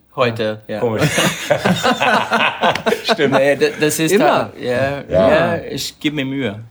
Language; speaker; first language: German; non-native, fluent; English